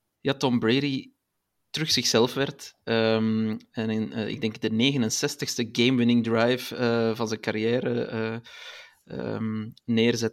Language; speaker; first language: Dutch; native; Dutch